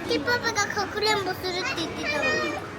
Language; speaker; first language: Japanese; early bilingual, other home language; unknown